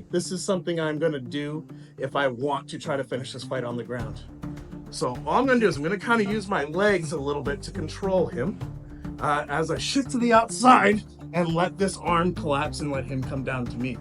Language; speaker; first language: English; native; English